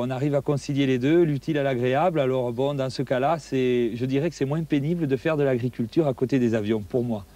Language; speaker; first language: French; native; French